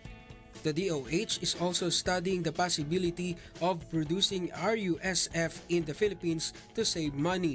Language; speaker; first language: English; non-native, local second language; Filipino